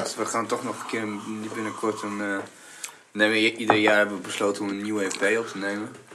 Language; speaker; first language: Dutch; early bilingual, other home language; Bulgarian